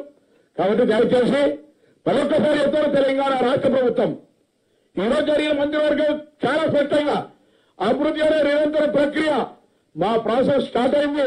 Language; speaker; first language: Telugu; native; Telugu